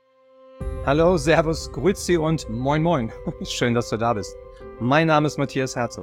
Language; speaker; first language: German; native; German